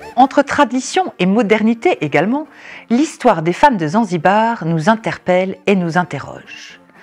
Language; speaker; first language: French; native; French